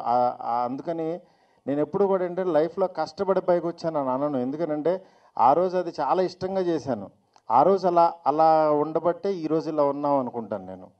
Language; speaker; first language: Telugu; native; Telugu